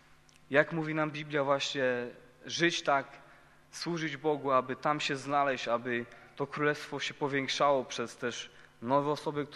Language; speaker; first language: Polish; native; Polish